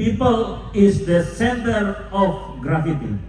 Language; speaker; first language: English; non-native, learner; Indonesian